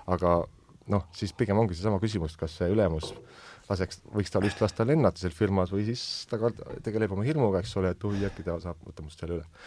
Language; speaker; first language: Estonian; native; Estonian